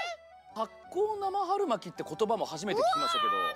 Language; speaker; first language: Japanese; native; Japanese